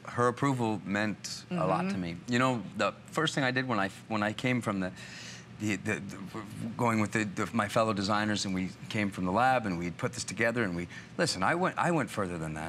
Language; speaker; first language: English; native; English